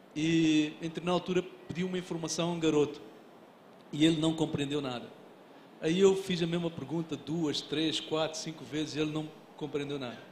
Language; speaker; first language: Portuguese; native; Portuguese